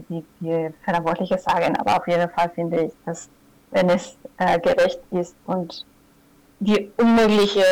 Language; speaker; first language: German; non-native, fluent; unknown